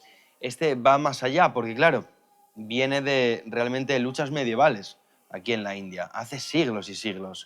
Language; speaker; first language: Spanish; native; Spanish